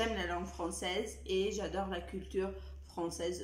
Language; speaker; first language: French; non-native, fluent; Albanian